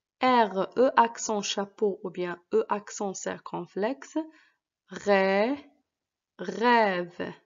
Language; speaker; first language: French; non-native, local second language; Arabic